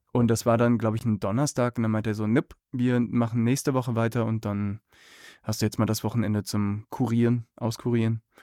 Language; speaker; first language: German; native; German